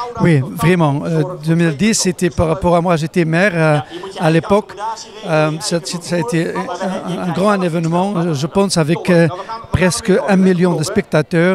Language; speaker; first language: French; non-native, fluent; Riffian